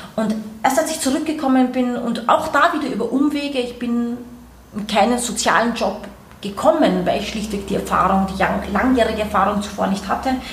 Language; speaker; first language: German; native; German